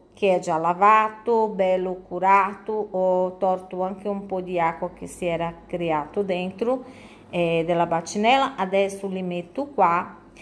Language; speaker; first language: Italian; non-native, fluent; Portuguese